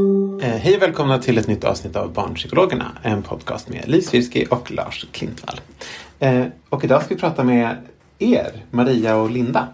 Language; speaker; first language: Swedish; native; Swedish